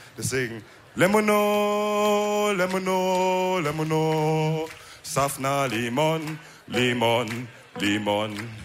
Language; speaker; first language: German; early bilingual, other home language; Wolof